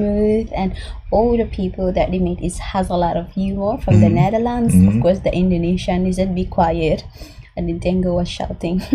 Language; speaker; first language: English; non-native, learner; Filipino